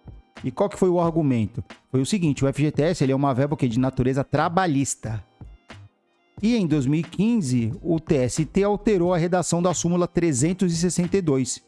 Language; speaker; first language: Portuguese; native; Portuguese